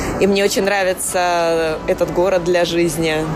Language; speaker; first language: Russian; native; Russian